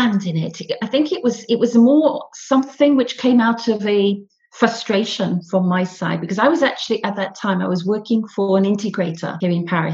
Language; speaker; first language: English; native; English